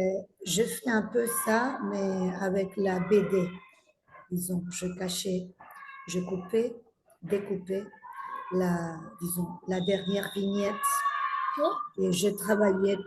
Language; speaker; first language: French; non-native, fluent; Spanish